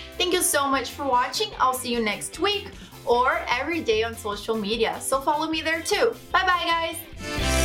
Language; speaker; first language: English; non-native, fluent; Portuguese